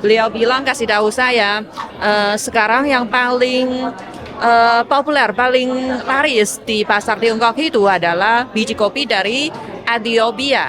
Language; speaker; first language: Indonesian; non-native, fluent; Chinese